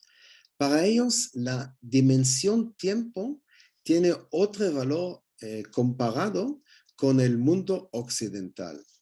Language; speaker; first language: Spanish; non-native, learner; Hebrew